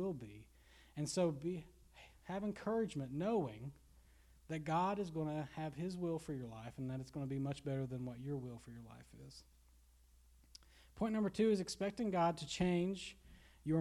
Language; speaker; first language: English; native; English